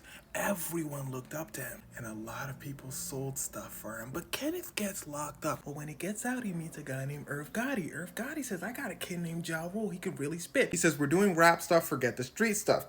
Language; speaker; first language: English; native; English